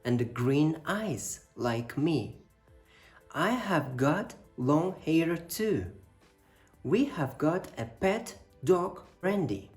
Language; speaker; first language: English; non-native, fluent; Kazakh